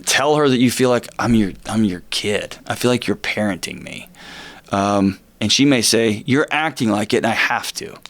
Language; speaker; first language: English; native; English